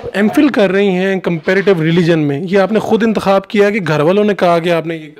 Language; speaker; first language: Urdu; non-native, local second language; Punjabi